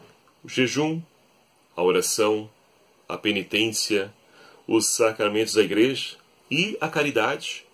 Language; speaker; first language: Portuguese; native; Portuguese